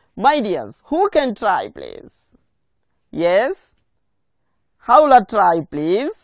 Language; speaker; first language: English; non-native, local second language; Swahili